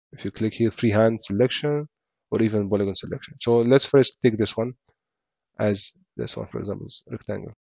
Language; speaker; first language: English; non-native, fluent; Arabic